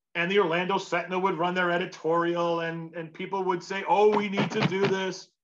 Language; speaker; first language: English; native; English